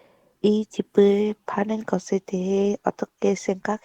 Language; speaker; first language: Korean; non-native, learner; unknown